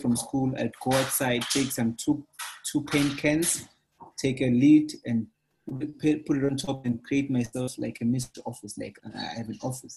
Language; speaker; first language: English; non-native, local second language; Zulu